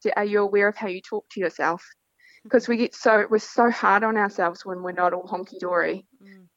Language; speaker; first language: English; native; English